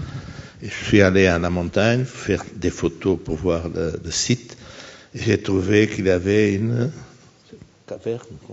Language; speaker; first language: French; non-native, fluent; Portuguese